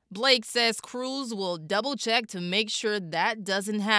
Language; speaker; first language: English; native; English